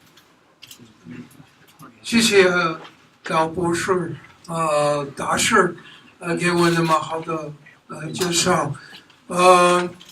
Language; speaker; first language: Chinese; non-native, learner; English